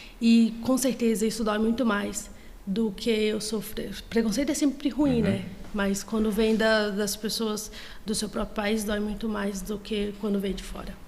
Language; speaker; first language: Portuguese; native; Portuguese